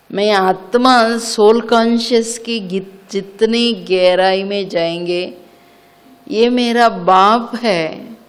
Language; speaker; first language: Hindi; non-native, local second language; Kannada